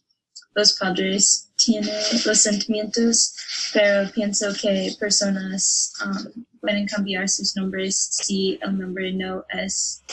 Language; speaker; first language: Spanish; non-native, learner; English